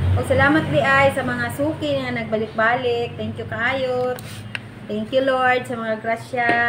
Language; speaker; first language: Filipino; native; Filipino